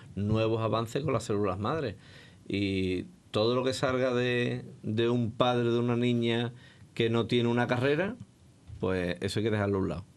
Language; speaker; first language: Spanish; native; Spanish